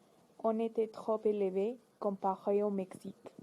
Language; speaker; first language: French; non-native, learner; Spanish